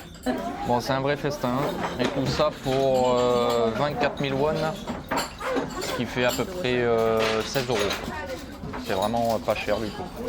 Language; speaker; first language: French; native; French